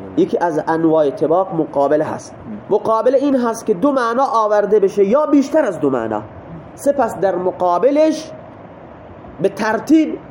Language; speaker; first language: Persian; non-native, local second language; Baluchi